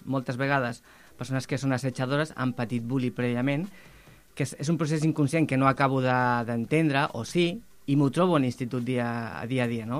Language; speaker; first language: Catalan; native; Catalan